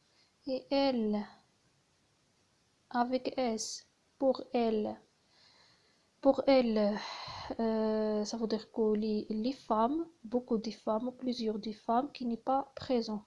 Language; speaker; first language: French; non-native, learner; Arabic